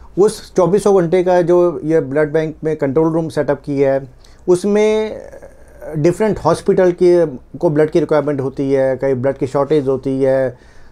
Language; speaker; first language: Hindi; native; Hindi